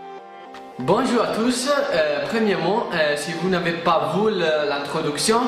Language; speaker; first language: French; non-native, fluent; Italian